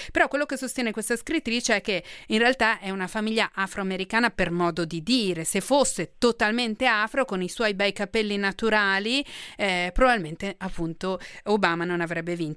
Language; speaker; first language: Italian; native; Italian